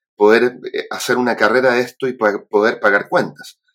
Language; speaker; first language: Spanish; native; Spanish